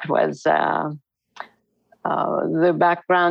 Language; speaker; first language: English; non-native, fluent; Ladino